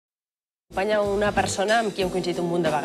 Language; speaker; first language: Catalan; native; Catalan